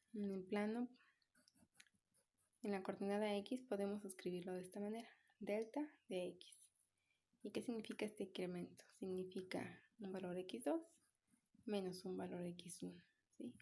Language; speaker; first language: Spanish; native; Spanish